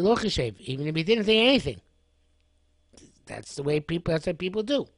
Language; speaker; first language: English; native; English